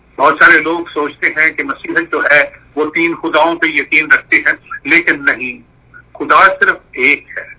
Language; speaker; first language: Urdu; non-native, local second language; Punjabi